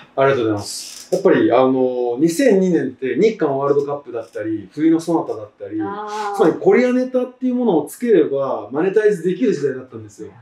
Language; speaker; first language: Japanese; native; Japanese